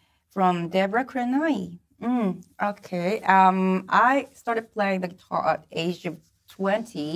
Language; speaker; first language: English; non-native, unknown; Japanese